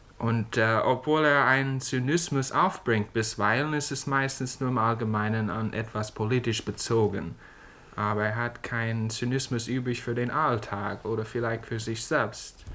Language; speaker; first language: German; non-native, fluent; English